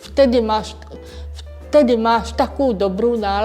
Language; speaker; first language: Slovak; non-native, local second language; Hungarian